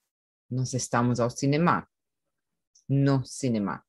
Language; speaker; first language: Portuguese; non-native, fluent; German